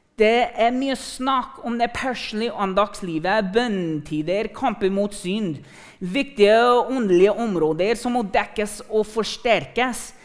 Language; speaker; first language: Norwegian; non-native, fluent; English